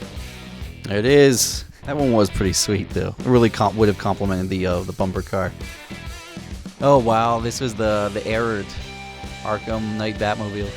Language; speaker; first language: English; native; English